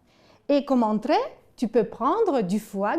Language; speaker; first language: French; non-native, fluent; Ukrainian